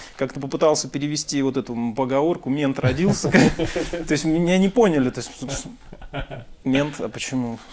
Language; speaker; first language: Russian; native; Russian